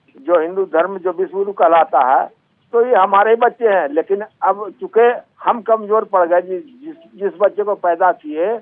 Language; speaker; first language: Hindi; native; Hindi